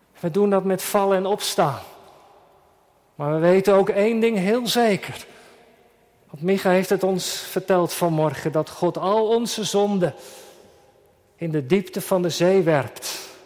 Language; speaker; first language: Dutch; native; Dutch